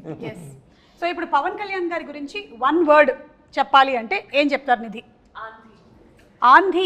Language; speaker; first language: Telugu; native; Telugu